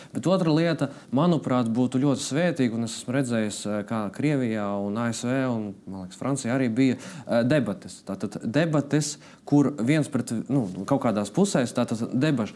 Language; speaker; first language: Latvian; non-native, local second language; Russian